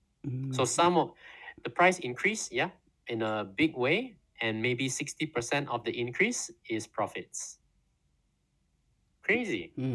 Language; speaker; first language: English; non-native, local second language; Indonesian